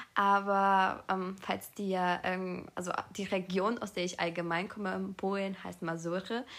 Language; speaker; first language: German; early bilingual, other home language; Polish